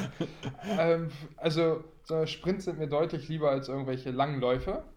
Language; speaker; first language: German; native; German